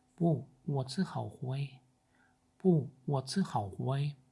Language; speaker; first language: Chinese; non-native, learner; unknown